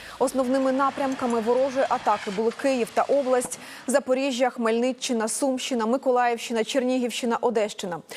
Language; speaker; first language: Ukrainian; native; Ukrainian